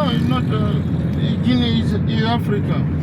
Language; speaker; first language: English; non-native, learner; Mandingo